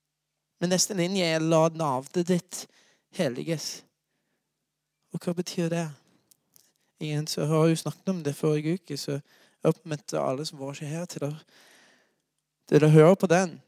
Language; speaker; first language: Norwegian; non-native, fluent; English